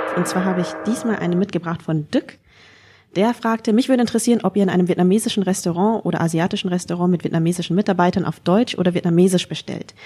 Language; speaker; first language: German; early bilingual, other home language; Vietnamese